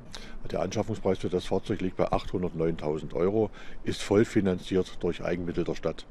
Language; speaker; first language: German; native; German